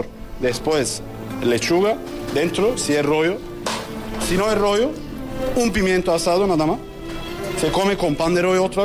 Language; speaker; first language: Spanish; non-native, learner; Turkish